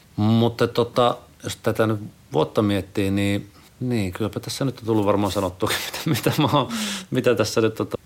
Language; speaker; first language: Finnish; native; Finnish